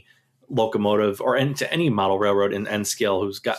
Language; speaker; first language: English; native; English